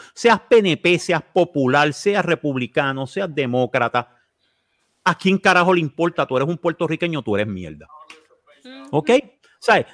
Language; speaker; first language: Spanish; native; Spanish